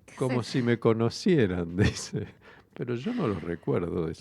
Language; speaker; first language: Spanish; native; Spanish